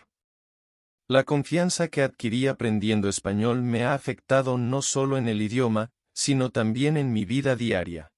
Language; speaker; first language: Spanish; non-native, fluent; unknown